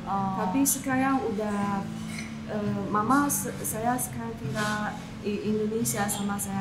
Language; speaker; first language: Indonesian; non-native, learner; Chinese